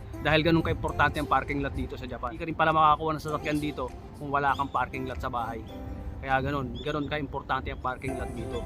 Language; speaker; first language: Filipino; native; Filipino